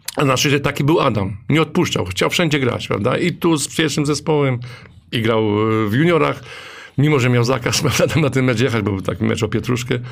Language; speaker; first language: Polish; native; Polish